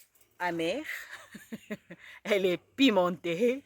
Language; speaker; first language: French; non-native, local second language; Swahili